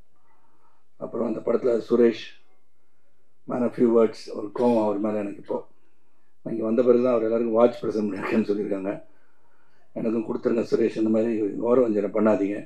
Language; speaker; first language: Tamil; native; Tamil